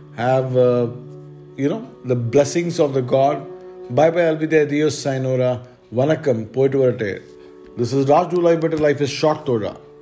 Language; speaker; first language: English; non-native, local second language; Malayalam